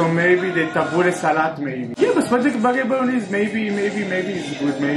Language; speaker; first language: English; non-native, learner; Hebrew